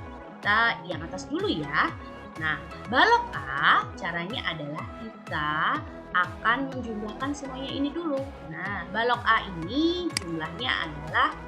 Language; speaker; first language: Indonesian; native; Indonesian